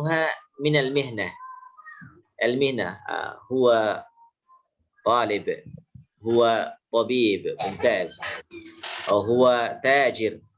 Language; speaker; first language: Arabic; non-native, fluent; Indonesian